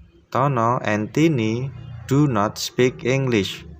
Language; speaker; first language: English; non-native, fluent; Indonesian